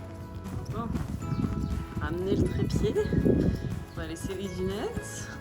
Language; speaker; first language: French; native; French